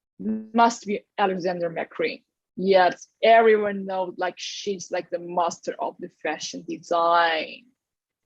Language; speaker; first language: English; non-native, learner; Chinese